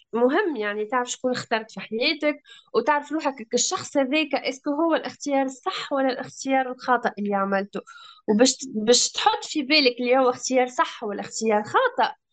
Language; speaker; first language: Arabic; native; Arabic